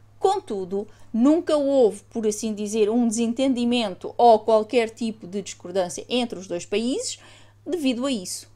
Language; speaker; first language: Portuguese; native; Portuguese